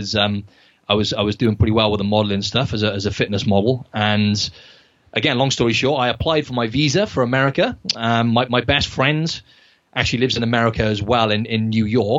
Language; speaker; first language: English; native; English